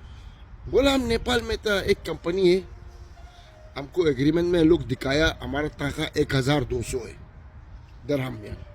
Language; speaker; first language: Hindi; non-native, fluent; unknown